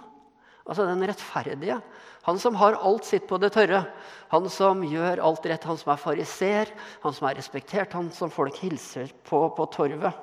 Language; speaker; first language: Norwegian; native; Norwegian